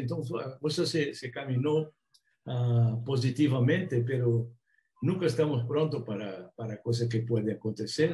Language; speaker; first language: Spanish; non-native, fluent; Portuguese